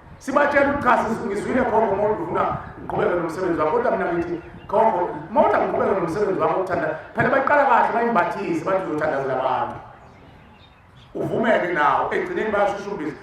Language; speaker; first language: Zulu; native; Zulu